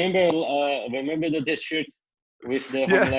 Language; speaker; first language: English; non-native, learner; Portuguese